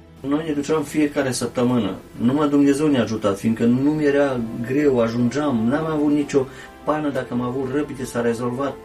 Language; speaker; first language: Romanian; early bilingual, heritage; Romanian